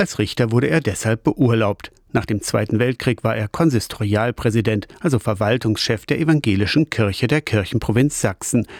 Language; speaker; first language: German; native; German